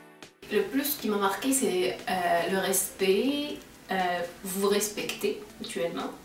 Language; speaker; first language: French; non-native, local second language; Arabic